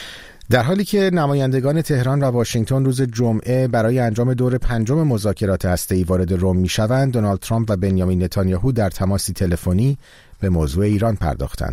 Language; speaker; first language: Persian; native; Persian